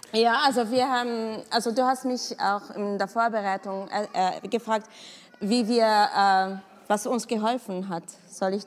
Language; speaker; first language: German; non-native, fluent; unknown